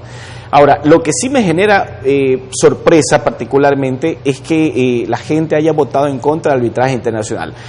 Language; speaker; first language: Spanish; native; Spanish